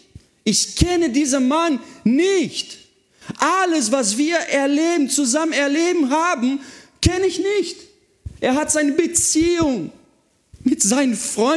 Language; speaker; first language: German; non-native, fluent; Portuguese